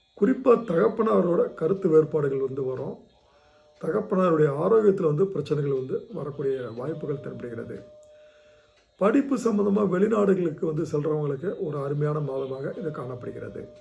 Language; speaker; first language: Tamil; native; Tamil